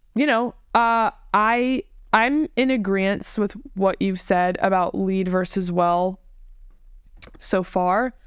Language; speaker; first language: English; native; English